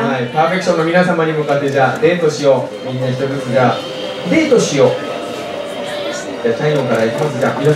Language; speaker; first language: Japanese; native; Japanese